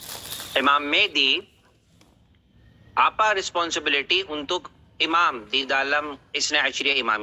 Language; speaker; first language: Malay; non-native, learner; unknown